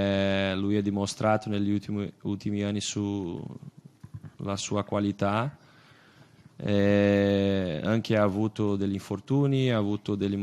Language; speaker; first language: Italian; non-native, fluent; Portuguese